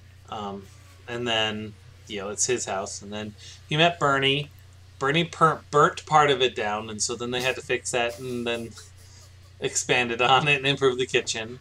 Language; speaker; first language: English; native; English